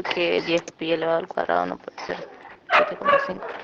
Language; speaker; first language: Spanish; native; Spanish